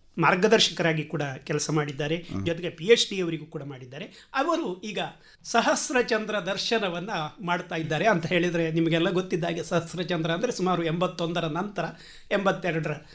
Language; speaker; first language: Kannada; native; Kannada